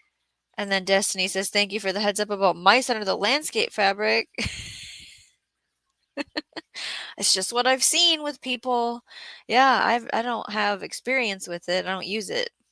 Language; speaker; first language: English; native; English